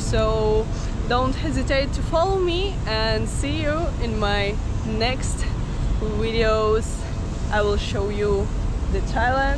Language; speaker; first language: English; non-native, fluent; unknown